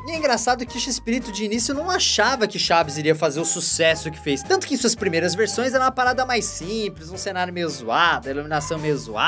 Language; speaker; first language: Portuguese; native; Portuguese